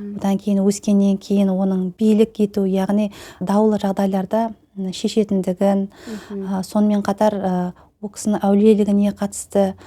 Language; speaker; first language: Kazakh; native; Kazakh